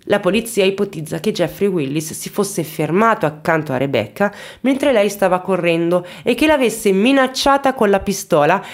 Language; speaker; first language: Italian; native; Italian